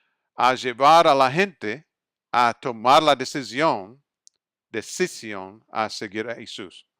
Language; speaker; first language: Spanish; non-native, fluent; English